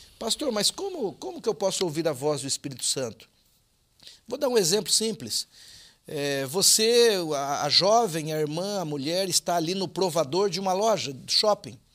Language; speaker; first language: Portuguese; native; Portuguese